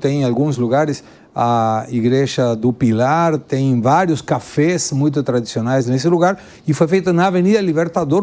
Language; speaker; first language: Portuguese; non-native, fluent; Spanish